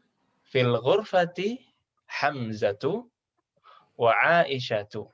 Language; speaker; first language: Arabic; non-native, fluent; Indonesian